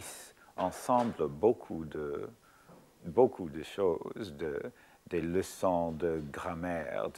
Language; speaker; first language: French; non-native, fluent; English